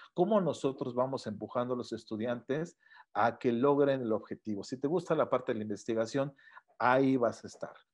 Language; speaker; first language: Spanish; native; Spanish